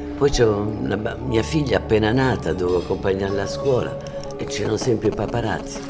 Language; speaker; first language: Italian; non-native, fluent; French